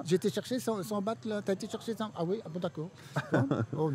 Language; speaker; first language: French; native; French